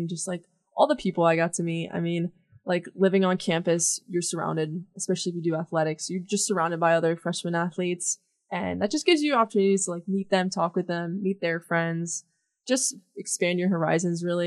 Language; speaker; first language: English; native; English